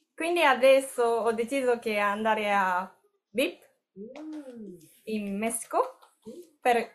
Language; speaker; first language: Italian; non-native, learner; Japanese